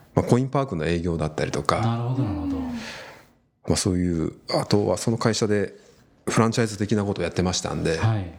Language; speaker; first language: Japanese; native; Japanese